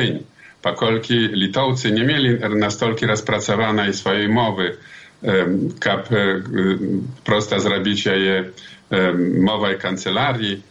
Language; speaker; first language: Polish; non-native, local second language; Belarusian